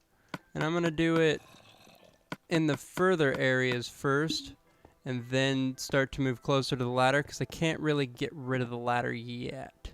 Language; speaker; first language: English; native; English